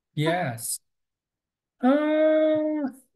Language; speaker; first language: English; non-native, learner; Vietnamese